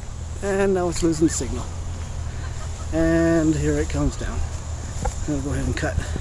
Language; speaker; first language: English; native; English